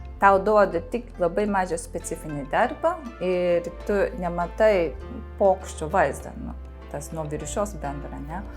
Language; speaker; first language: Lithuanian; non-native, fluent; Japanese